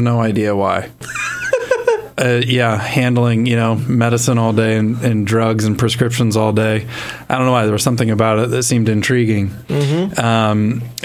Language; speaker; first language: English; native; English